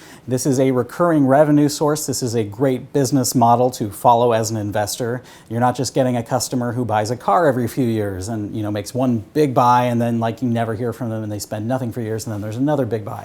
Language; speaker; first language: English; native; English